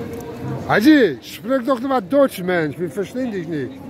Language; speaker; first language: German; non-native, learner; Turkish